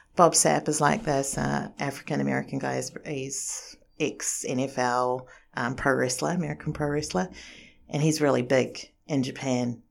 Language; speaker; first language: English; native; English